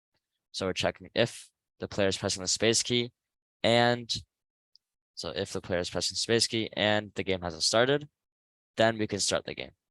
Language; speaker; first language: English; native; English